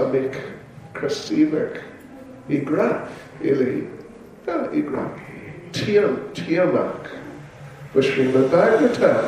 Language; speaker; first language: Russian; non-native, learner; English